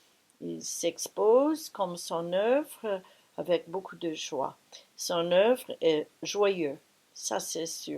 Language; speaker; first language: French; non-native, fluent; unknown